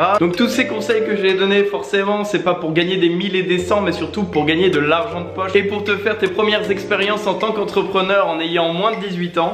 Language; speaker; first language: French; native; French